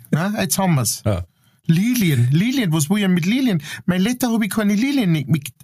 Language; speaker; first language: German; native; German